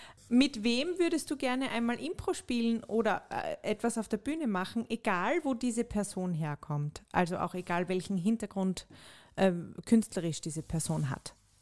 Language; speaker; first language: German; native; German